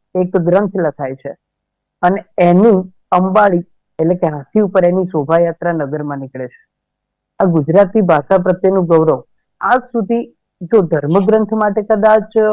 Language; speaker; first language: Gujarati; native; Gujarati